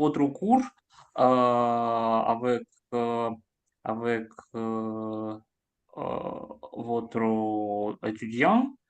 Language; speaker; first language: French; non-native, learner; Russian